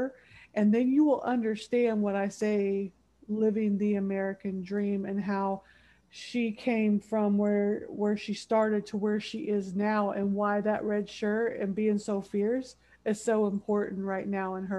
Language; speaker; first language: English; native; English